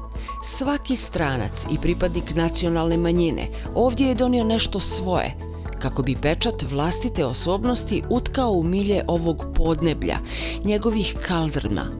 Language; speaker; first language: Bosnian; native; Bosnian